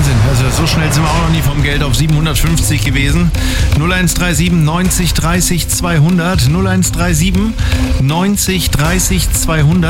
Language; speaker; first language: German; native; German